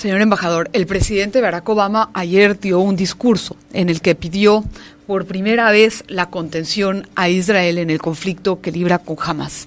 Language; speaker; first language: Spanish; native; Spanish